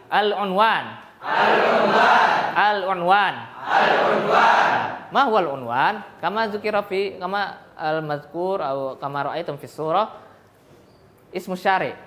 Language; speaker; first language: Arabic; non-native, fluent; Indonesian